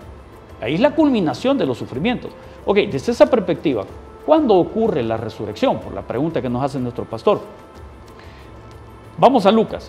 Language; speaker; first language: Spanish; native; Spanish